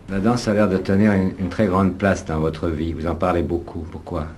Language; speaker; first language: French; native; French